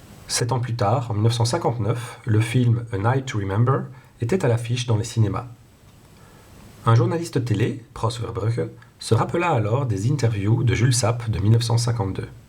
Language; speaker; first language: French; non-native, local second language; Dutch